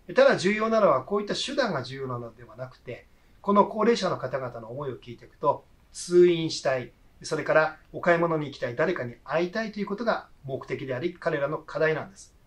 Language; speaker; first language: Japanese; native; Japanese